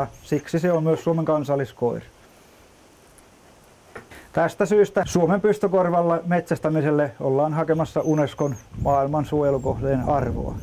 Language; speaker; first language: Finnish; native; Finnish